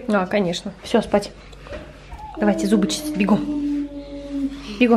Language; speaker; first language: Russian; native; Russian